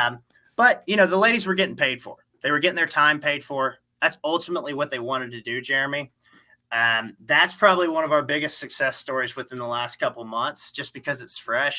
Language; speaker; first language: English; native; English